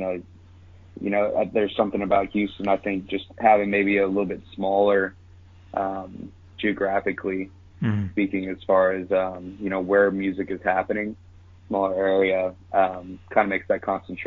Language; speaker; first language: English; native; English